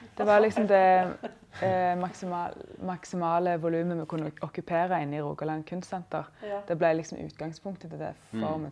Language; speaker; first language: Norwegian; native; Norwegian